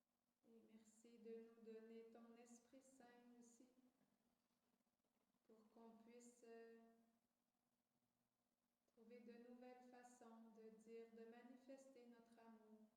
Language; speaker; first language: French; native; French